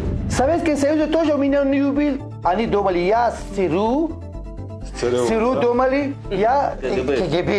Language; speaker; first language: Russian; non-native, learner; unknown